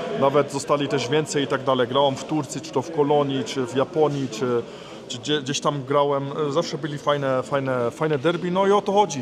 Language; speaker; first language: Polish; early bilingual, heritage; Polish